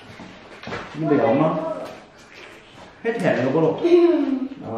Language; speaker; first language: Chinese; native; Chinese